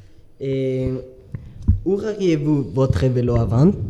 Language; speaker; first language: French; non-native, learner; Spanish